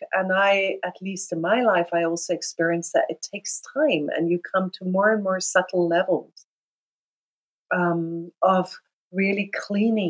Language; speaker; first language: English; native; English